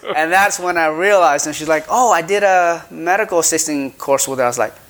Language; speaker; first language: English; early bilingual, other home language; Khmer